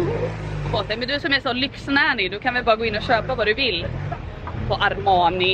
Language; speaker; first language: Swedish; native; Swedish